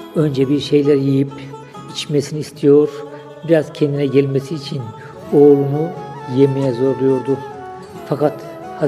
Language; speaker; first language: Turkish; native; Turkish